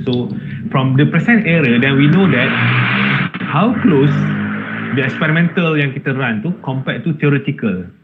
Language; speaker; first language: English; non-native, local second language; Malay